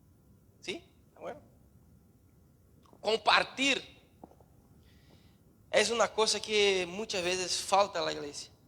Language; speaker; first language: Spanish; non-native, learner; Portuguese